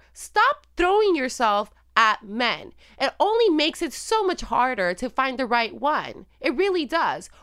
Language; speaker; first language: English; non-native, fluent; Spanish